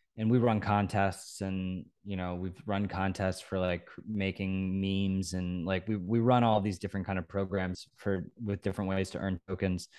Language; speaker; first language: English; native; English